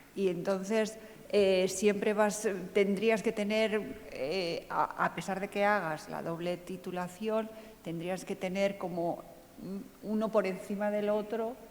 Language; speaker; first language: Spanish; native; Spanish